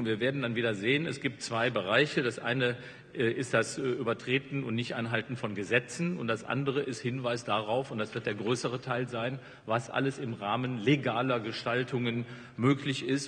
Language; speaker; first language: German; native; German